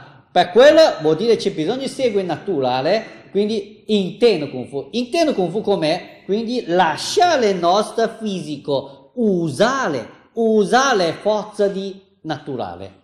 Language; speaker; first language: Italian; non-native, learner; Chinese